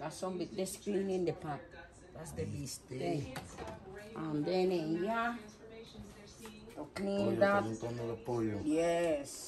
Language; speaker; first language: English; non-native, learner; Spanish